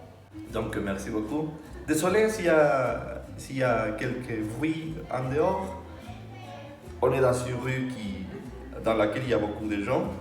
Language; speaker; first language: French; non-native, fluent; Spanish